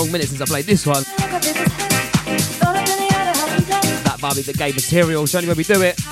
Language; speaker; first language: English; native; English